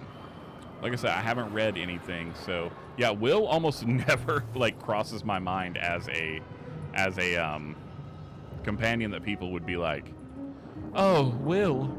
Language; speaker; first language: English; native; English